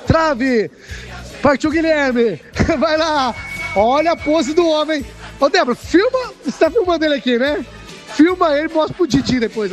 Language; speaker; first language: Portuguese; native; Portuguese